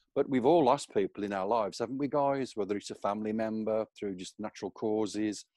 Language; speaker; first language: English; native; English